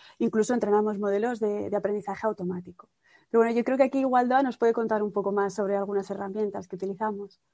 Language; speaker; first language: Spanish; native; Spanish